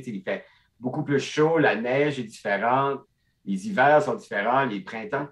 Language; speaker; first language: French; non-native, local second language; English